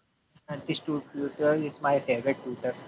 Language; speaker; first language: English; non-native, learner; Hindi